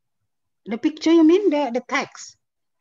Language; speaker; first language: English; non-native, fluent; Indonesian